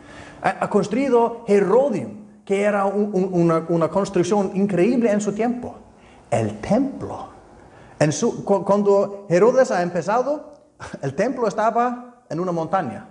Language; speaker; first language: Spanish; non-native, fluent; Icelandic